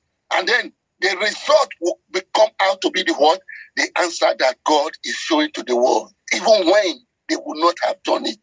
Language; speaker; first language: English; non-native, local second language; Yoruba